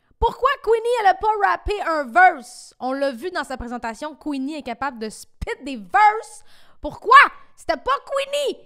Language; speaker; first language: French; native; French